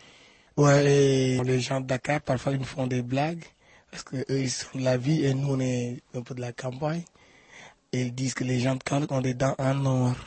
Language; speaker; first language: French; non-native, local second language; Wolof